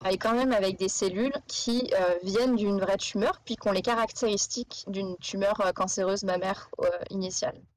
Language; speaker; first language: French; native; French